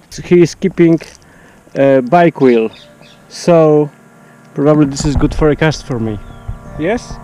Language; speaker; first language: English; non-native, learner; Polish